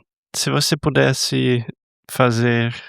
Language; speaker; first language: Portuguese; non-native, fluent; English